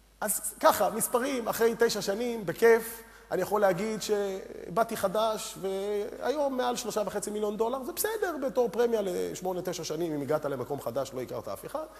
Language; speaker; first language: Hebrew; early bilingual, other home language; Romanian